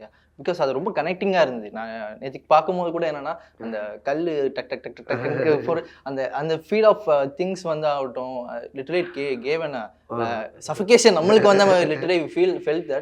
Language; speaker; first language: Tamil; native; Tamil